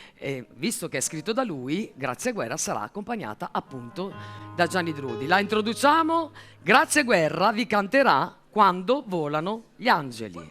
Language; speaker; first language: Italian; native; Italian